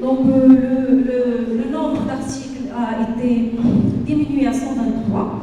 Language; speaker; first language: French; non-native, local second language; Arabic